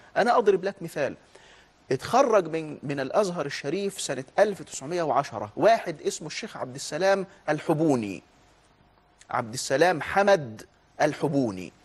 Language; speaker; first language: Arabic; native; Arabic